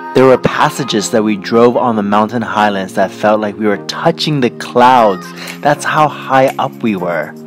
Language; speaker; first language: English; native; English